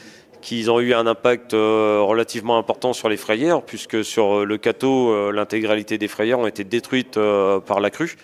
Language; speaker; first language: French; native; French